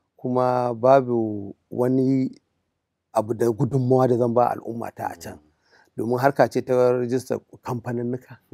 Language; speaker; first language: Hausa; native; Hausa